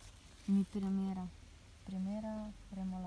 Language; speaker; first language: Spanish; non-native, learner; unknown